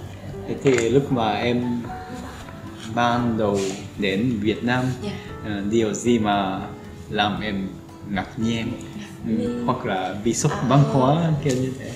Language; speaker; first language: Vietnamese; native; Vietnamese